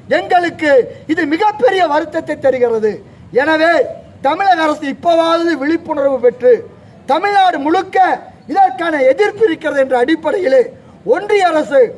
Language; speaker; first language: Tamil; native; Tamil